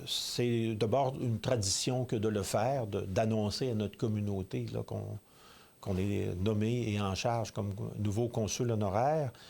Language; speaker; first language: French; native; French